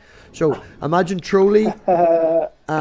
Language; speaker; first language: English; native; English